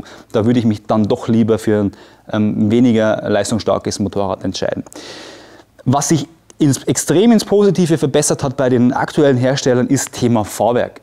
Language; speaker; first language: German; native; German